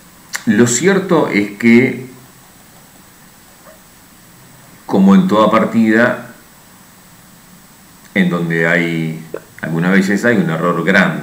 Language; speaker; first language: Spanish; native; Spanish